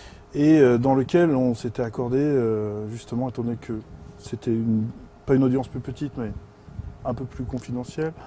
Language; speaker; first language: French; native; French